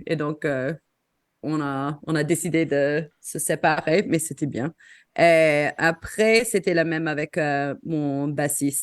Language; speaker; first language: French; non-native, fluent; English